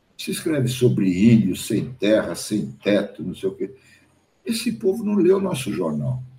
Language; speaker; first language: Portuguese; early bilingual, other home language; German